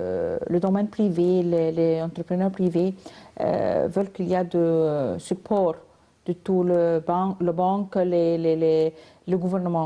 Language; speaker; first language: French; non-native, learner; Arabic